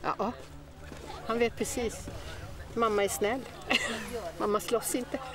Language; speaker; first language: Swedish; native; Swedish